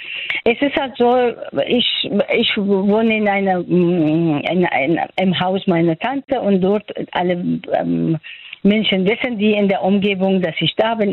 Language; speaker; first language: German; non-native, fluent; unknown